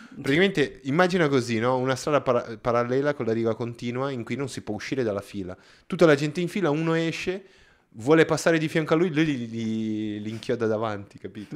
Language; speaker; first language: Italian; native; Italian